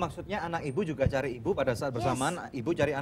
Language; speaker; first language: Indonesian; native; Indonesian